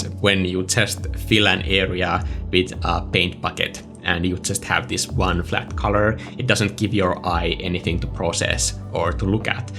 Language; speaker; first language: English; non-native, fluent; Finnish